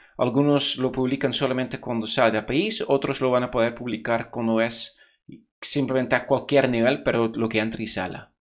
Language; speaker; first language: Spanish; non-native, fluent; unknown